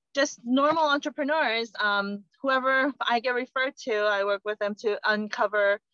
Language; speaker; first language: English; non-native, fluent; Korean